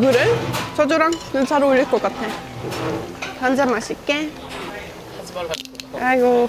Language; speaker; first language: Korean; non-native, fluent; Estonian